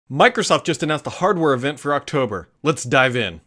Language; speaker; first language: English; native; English